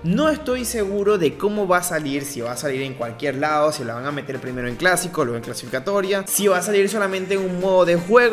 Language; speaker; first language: Spanish; native; Spanish